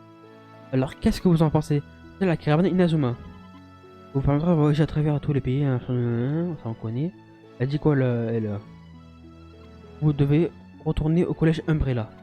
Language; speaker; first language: French; native; French